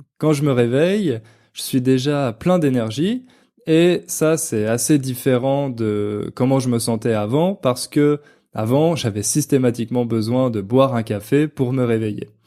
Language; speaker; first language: French; native; French